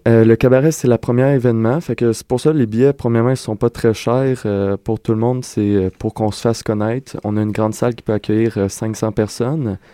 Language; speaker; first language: French; native; French